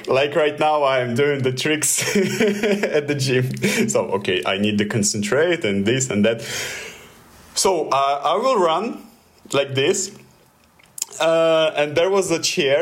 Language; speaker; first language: English; non-native, learner; Russian